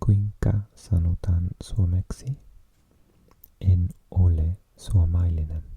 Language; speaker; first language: Finnish; non-native, learner; English